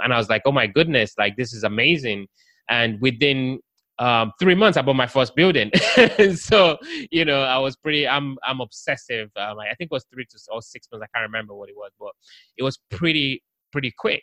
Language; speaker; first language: English; native; English